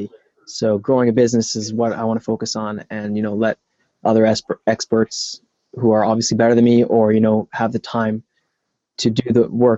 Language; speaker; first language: English; native; English